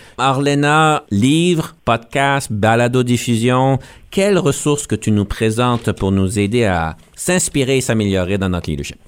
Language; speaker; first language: French; native; French